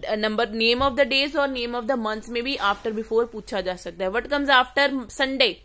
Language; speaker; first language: Hindi; native; Hindi